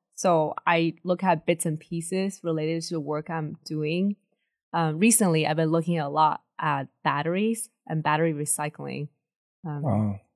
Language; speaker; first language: English; early bilingual, other home language; Chinese